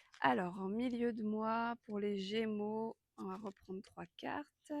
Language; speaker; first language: French; native; French